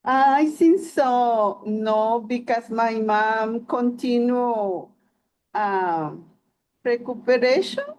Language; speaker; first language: English; non-native, learner; Spanish